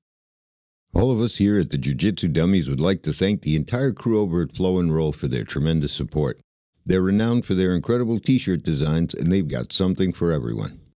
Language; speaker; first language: English; native; English